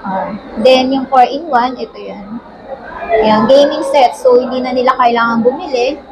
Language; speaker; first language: Filipino; native; Filipino